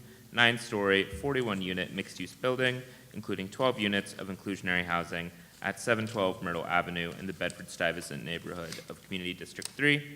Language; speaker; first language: English; native; English